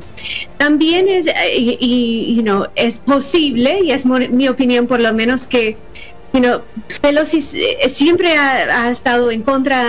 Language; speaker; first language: Spanish; non-native, fluent; English